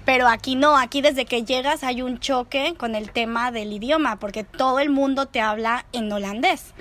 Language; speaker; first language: Spanish; native; Spanish